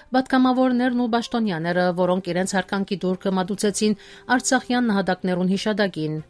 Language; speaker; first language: Armenian; early bilingual, heritage; Armenian